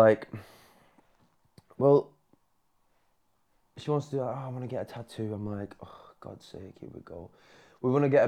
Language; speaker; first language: English; native; English